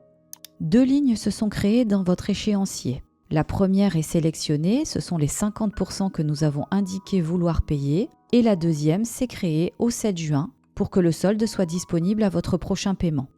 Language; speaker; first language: French; native; French